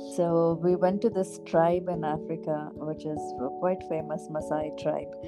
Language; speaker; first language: English; non-native, local second language; Kannada